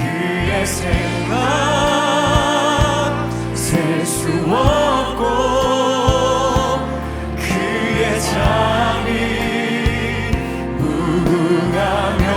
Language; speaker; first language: Korean; native; Korean